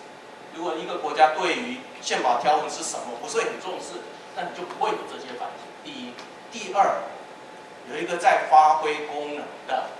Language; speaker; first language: Chinese; native; Chinese